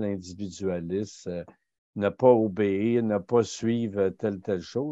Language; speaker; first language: French; native; French